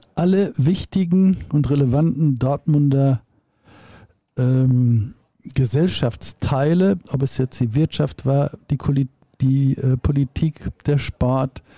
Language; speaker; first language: German; native; German